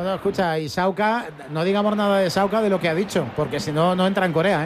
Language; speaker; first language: Spanish; native; Spanish